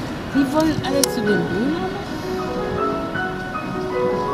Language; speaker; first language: German; native; German